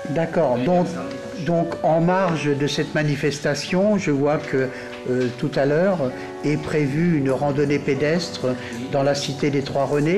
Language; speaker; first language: French; native; French